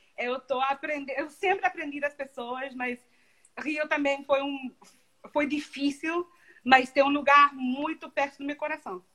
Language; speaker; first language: Portuguese; non-native, fluent; Spanish